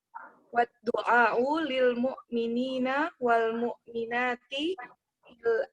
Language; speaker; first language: Arabic; non-native, learner; Indonesian